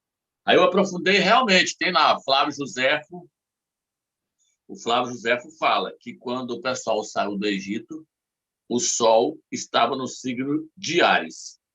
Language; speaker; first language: Portuguese; native; Portuguese